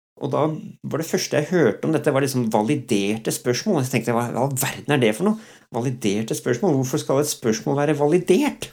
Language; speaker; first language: Norwegian; early bilingual, other home language; Dutch